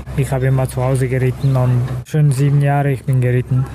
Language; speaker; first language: German; non-native, learner; Kazakh